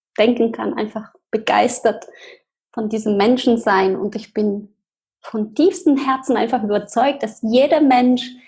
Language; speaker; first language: German; non-native, fluent; Spanish